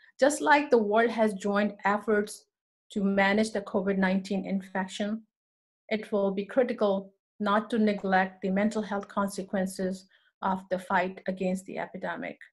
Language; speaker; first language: English; non-native, local second language; Urdu